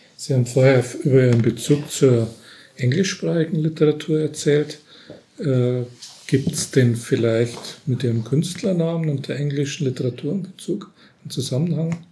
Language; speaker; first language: German; native; German